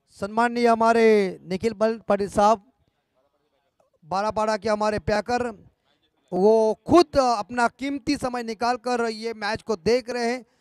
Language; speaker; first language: Hindi; non-native, local second language; Marathi